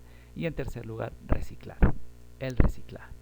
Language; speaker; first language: Spanish; native; Spanish